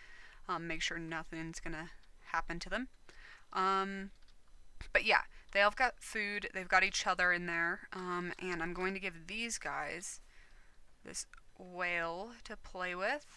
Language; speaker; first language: English; native; English